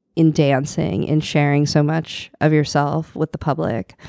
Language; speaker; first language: English; native; English